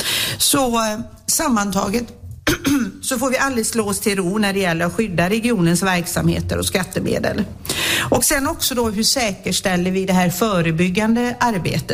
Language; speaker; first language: Swedish; native; Swedish